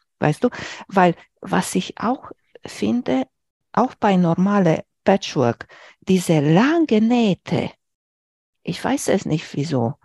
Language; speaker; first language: German; non-native, fluent; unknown